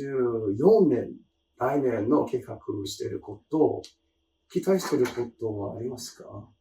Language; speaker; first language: Japanese; non-native, learner; English